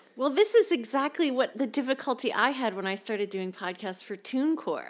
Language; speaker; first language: English; native; English